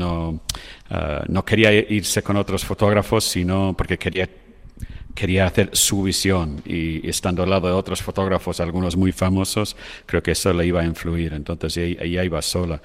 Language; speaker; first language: Spanish; non-native, fluent; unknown